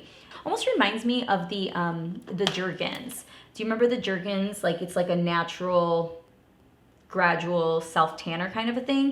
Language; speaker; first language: English; native; English